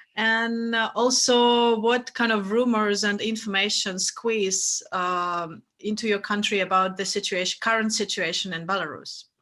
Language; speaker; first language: English; non-native, fluent; Russian